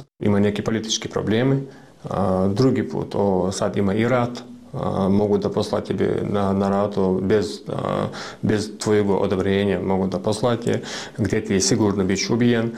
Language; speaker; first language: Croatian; non-native, learner; Chechen